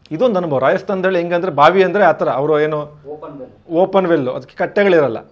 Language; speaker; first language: Kannada; native; Kannada